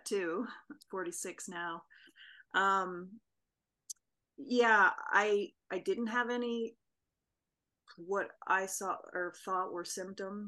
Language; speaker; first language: English; native; English